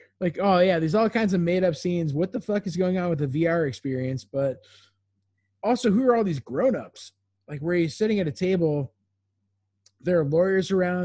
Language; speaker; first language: English; native; English